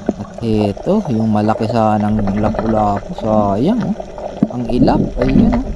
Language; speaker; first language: Filipino; non-native, local second language; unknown